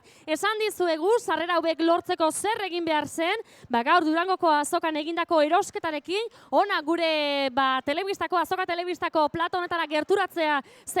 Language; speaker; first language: Basque; native; Basque